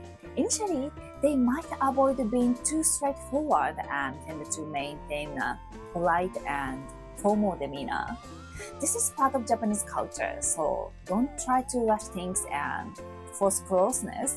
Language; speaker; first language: English; non-native, fluent; Japanese